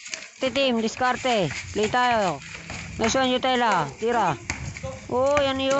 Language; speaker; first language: Filipino; native; Filipino